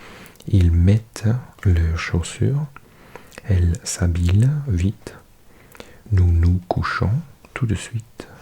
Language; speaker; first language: French; non-native, learner; English